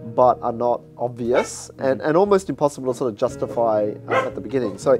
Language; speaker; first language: English; native; English